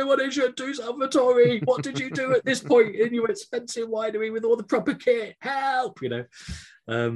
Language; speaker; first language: English; native; English